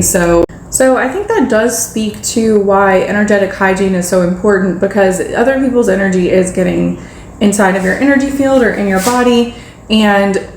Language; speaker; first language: English; native; English